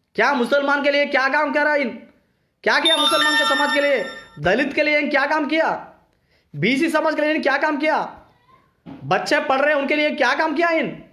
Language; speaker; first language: Hindi; non-native, local second language; Telugu